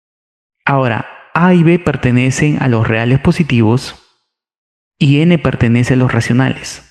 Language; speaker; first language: Spanish; native; Spanish